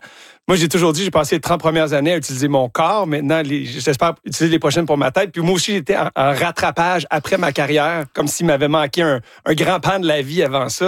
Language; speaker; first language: French; native; French